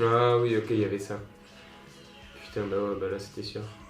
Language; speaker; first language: French; native; French